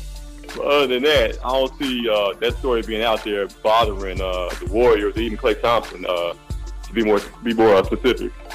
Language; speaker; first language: English; native; English